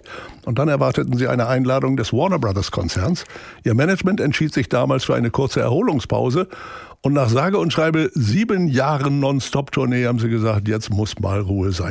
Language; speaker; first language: German; native; German